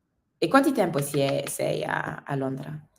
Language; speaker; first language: Italian; non-native, learner; English